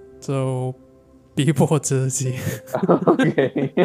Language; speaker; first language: Chinese; non-native, learner; English